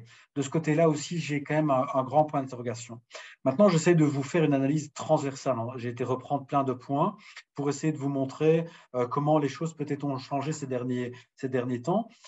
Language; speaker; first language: French; native; French